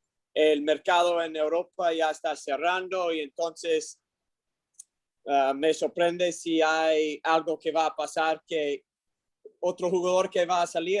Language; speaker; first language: Spanish; non-native, learner; English